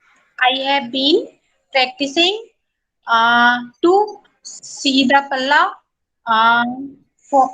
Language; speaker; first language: English; non-native, learner; Hindi